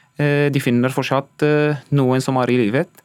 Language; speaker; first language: Norwegian; non-native, learner; Arabic